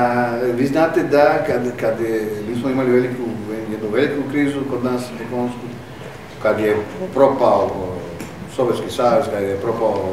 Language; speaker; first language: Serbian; non-native, fluent; Spanish